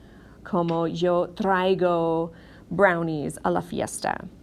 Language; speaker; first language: Spanish; non-native, fluent; English